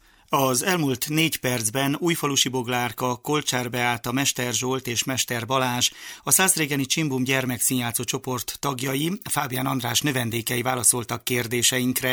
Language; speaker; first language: Hungarian; native; Hungarian